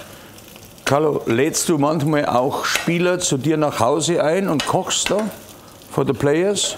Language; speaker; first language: German; native; German